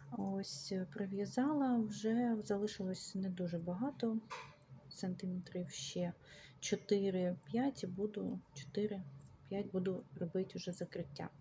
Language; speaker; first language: Ukrainian; native; Ukrainian